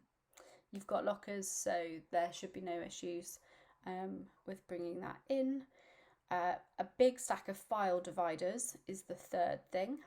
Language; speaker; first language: English; native; English